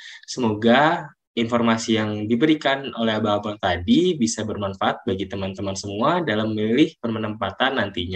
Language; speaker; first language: Indonesian; native; Indonesian